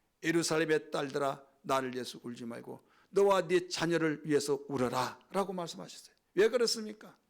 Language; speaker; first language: Korean; native; Korean